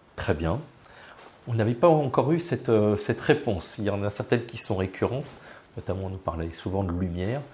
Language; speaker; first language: French; native; French